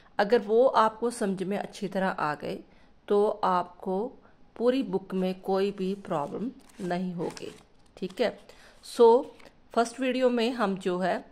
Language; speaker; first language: Hindi; non-native, local second language; Punjabi